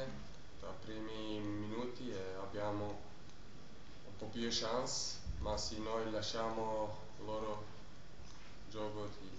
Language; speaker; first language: Italian; non-native, learner; German